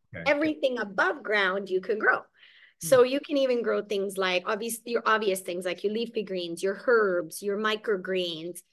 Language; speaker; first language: English; early bilingual, other home language; Hungarian